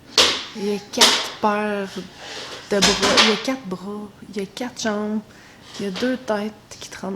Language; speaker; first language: French; native; French